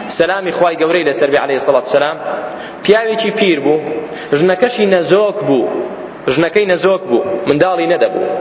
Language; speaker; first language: Central Kurdish; native; Central Kurdish